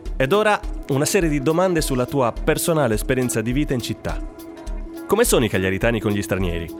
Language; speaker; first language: Italian; native; Italian